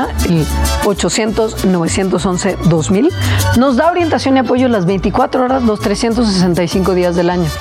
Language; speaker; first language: Spanish; native; Spanish